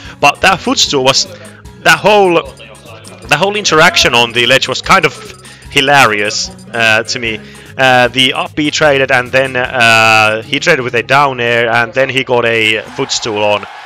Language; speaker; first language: English; non-native, fluent; Finnish